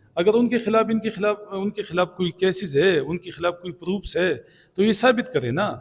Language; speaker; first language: Urdu; non-native, local second language; Pashto